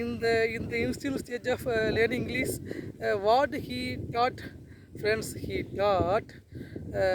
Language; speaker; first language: English; non-native, learner; Tamil